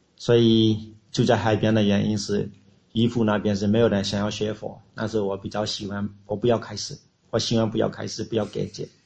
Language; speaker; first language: Chinese; non-native, learner; Burmese